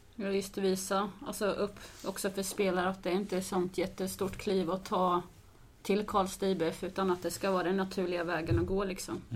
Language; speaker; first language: Swedish; native; Swedish